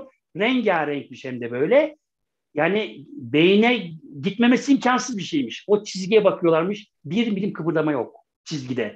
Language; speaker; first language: Turkish; native; Turkish